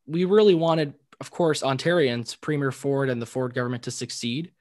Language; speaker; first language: English; native; English